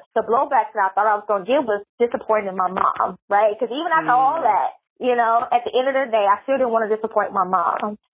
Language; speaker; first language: English; native; English